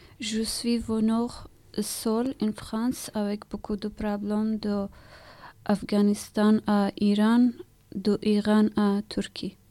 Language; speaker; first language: French; non-native, learner; Persian